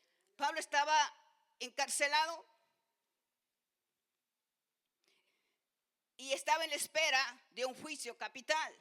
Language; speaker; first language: Spanish; native; Spanish